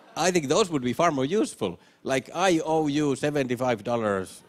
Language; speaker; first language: English; non-native, fluent; Finnish